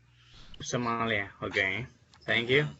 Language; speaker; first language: English; non-native, learner; Spanish